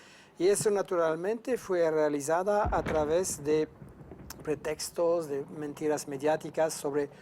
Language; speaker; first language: Spanish; non-native, fluent; French